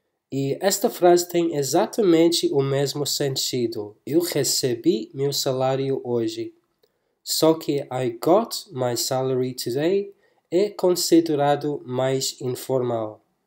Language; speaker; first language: Portuguese; non-native, fluent; English